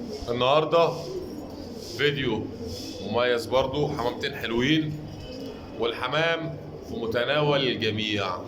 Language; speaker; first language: Arabic; native; Arabic